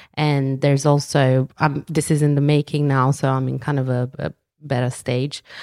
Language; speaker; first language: English; early bilingual, other home language; Romanian